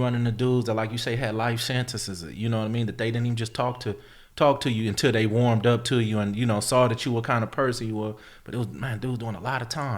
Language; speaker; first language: English; native; English